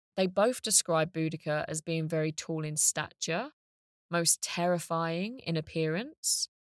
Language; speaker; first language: English; native; English